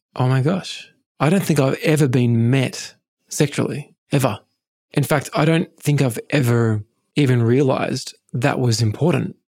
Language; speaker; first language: English; native; English